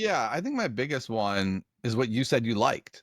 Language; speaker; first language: English; native; English